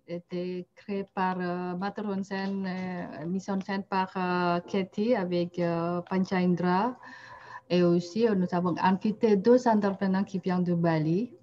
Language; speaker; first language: French; non-native, fluent; Indonesian